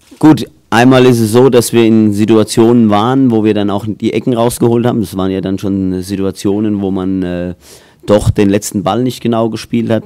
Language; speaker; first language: German; native; German